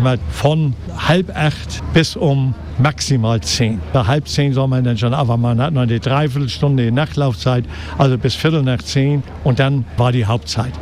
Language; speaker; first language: German; native; German